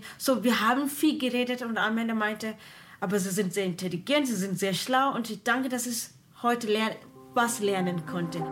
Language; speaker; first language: German; non-native, fluent; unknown